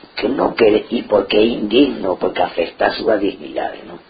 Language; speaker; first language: Galician; non-native, local second language; Spanish